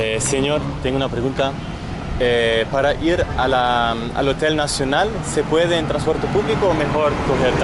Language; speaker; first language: Spanish; non-native, fluent; Dutch